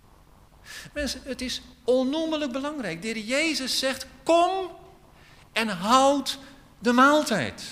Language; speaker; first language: Dutch; native; Dutch